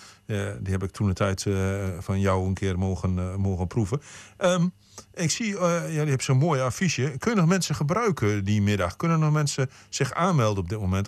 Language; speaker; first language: Dutch; native; Dutch